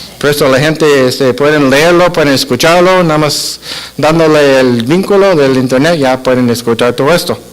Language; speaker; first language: Spanish; non-native, fluent; English